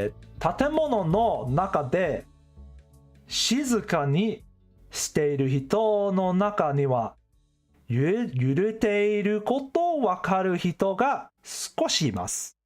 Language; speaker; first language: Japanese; non-native, learner; English